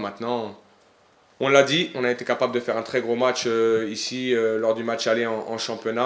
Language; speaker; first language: French; native; French